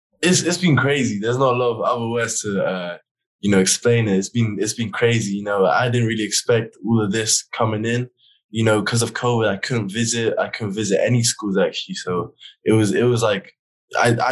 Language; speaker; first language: English; native; English